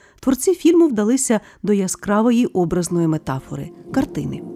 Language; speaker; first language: Ukrainian; native; Ukrainian